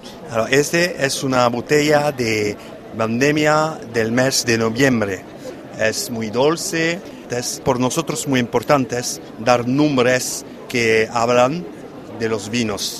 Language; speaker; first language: Spanish; non-native, fluent; French